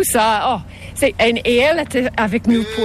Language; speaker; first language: French; non-native, fluent; English